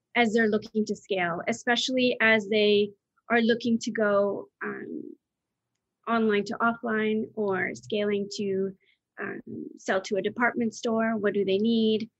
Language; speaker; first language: English; native; English